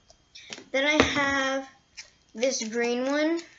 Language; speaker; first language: English; native; English